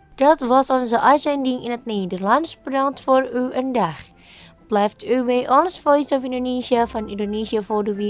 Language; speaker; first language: Dutch; non-native, learner; Indonesian